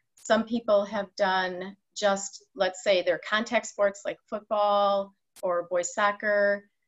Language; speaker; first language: English; native; English